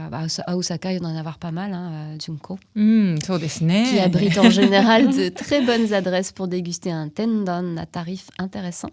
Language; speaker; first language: French; native; French